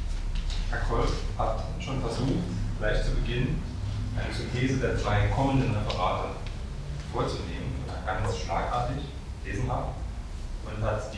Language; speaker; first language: German; native; German